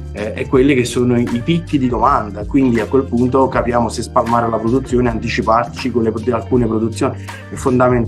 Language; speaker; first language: Italian; native; Italian